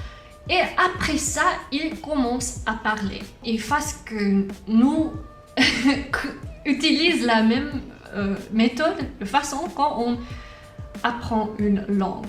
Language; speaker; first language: French; non-native, learner; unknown